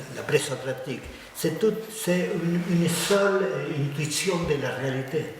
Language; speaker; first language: French; non-native, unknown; Spanish